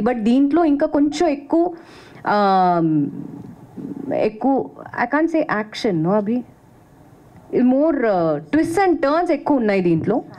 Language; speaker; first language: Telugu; non-native, fluent; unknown